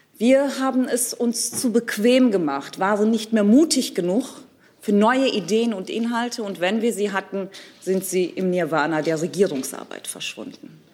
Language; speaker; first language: German; early bilingual, other home language; Turkish